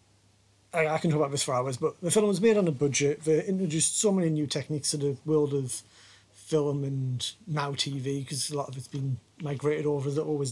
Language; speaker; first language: English; native; English